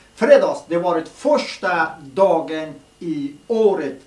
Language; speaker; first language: Swedish; non-native, learner; Persian